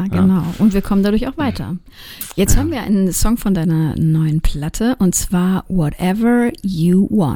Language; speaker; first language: German; native; German